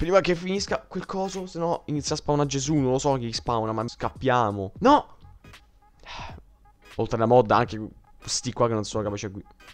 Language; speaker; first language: Italian; native; Italian